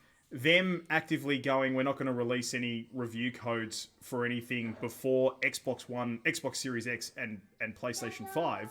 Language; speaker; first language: English; native; English